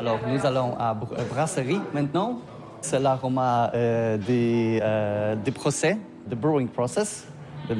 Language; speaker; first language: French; non-native, learner; Polish